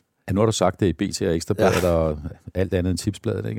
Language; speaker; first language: Danish; native; Danish